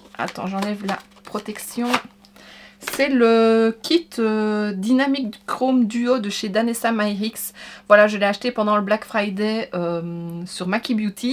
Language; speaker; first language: French; native; French